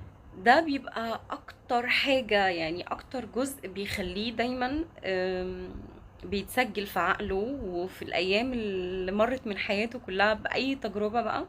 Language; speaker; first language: Arabic; native; Arabic